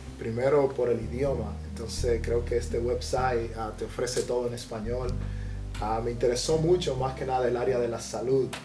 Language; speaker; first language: Spanish; native; Spanish